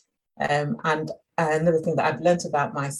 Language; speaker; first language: English; native; English